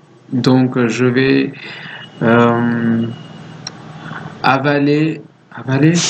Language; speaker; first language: French; non-native, learner; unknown